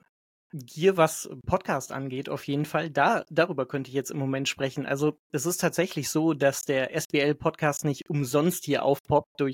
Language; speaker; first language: German; native; German